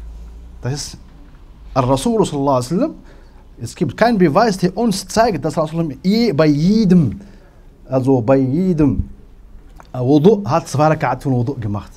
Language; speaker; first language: German; non-native, fluent; Arabic